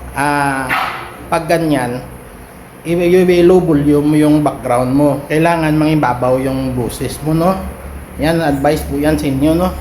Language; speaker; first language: Filipino; non-native, local second language; Hiligaynon